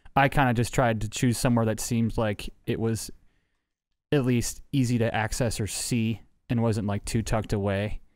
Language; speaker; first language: English; native; English